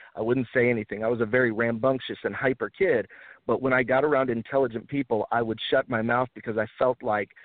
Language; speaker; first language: English; early bilingual, other home language; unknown